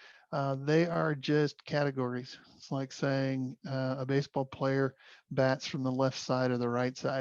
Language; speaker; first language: English; native; English